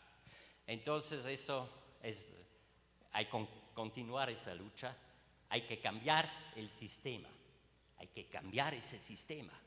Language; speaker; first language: Spanish; non-native, learner; Swiss German